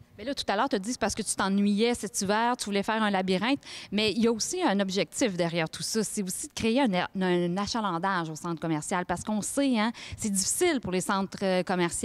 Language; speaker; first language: French; native; French